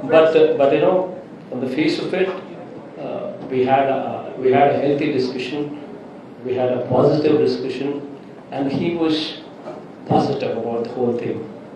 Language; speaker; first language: English; non-native, local second language; Telugu